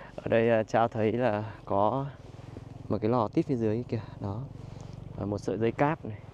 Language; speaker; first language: Vietnamese; native; Vietnamese